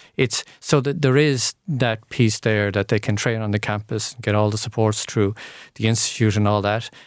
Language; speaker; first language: English; native; English